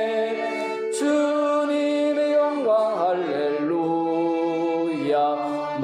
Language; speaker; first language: Korean; native; Korean